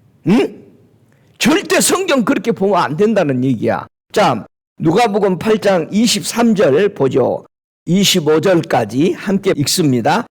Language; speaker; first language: Korean; native; Korean